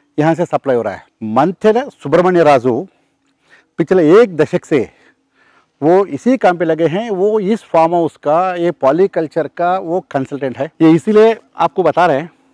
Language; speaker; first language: Hindi; non-native, local second language; Telugu